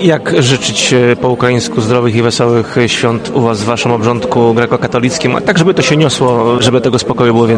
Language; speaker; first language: Polish; native; Polish